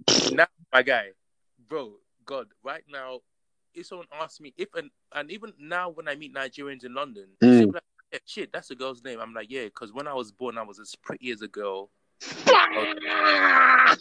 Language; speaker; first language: English; non-native, local second language; Yoruba